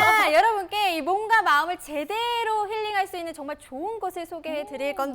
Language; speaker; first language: Korean; native; Korean